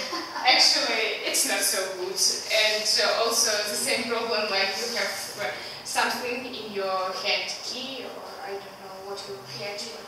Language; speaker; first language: English; non-native, learner; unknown